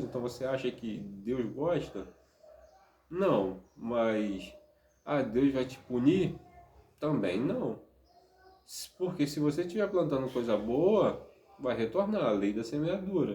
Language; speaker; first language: Portuguese; native; Portuguese